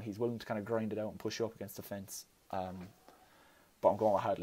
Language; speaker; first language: English; native; English